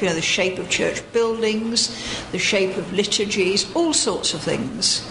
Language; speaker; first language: English; native; English